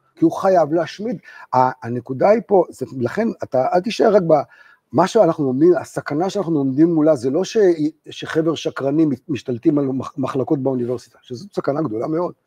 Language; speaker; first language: Hebrew; native; Hebrew